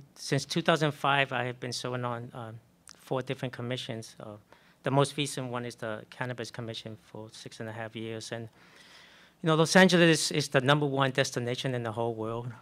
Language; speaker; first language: English; native; English